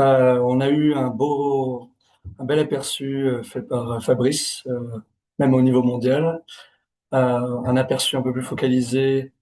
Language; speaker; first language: French; native; French